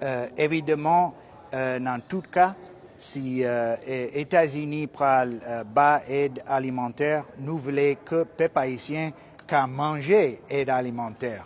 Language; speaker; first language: Haitian Creole; non-native, fluent; English